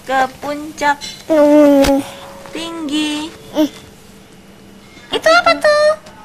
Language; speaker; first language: Indonesian; native; Indonesian